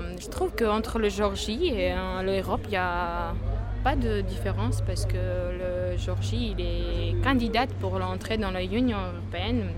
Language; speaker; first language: French; non-native, learner; Georgian